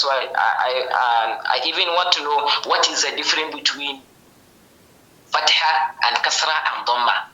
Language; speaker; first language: English; non-native, learner; Hausa